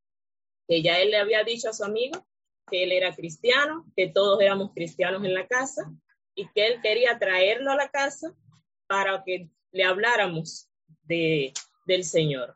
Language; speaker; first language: Spanish; native; Spanish